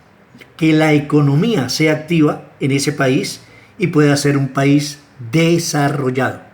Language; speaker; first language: Spanish; native; Spanish